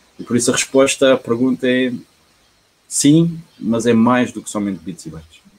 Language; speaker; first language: Portuguese; early bilingual, heritage; Portuguese